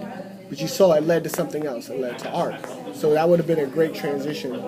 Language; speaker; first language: English; native; English